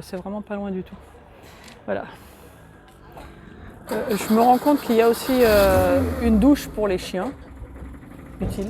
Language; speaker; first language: French; native; French